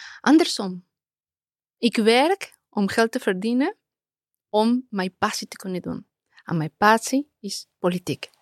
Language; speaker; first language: Dutch; non-native, fluent; Spanish